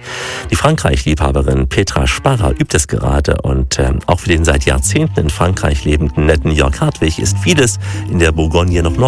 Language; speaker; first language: German; native; German